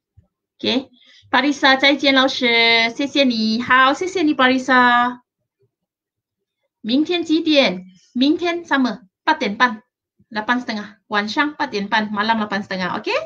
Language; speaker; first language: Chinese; non-native, local second language; Malay